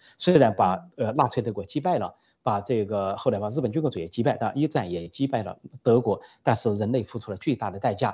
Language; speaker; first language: Chinese; native; Chinese